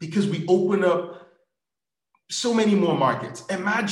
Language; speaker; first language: English; non-native, local second language; Yoruba